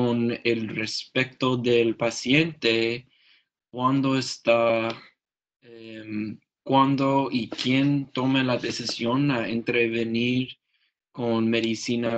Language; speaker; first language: Spanish; non-native, learner; English